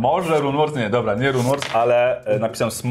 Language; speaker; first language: Polish; native; Polish